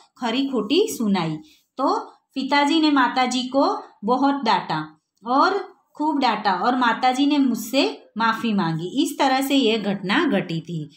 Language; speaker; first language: Hindi; non-native, local second language; Gujarati